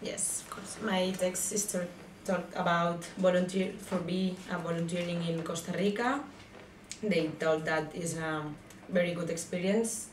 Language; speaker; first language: English; non-native, learner; Spanish